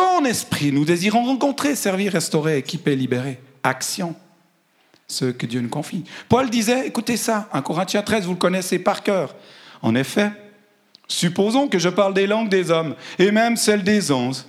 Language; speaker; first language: French; native; French